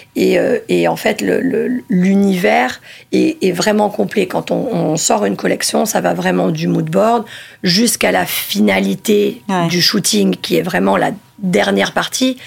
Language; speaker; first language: French; early bilingual, other home language; Italian